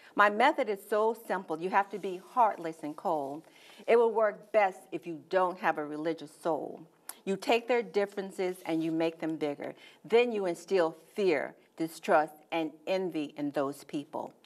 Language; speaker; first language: English; native; English